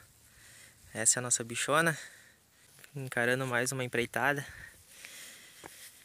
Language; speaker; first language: Portuguese; native; Portuguese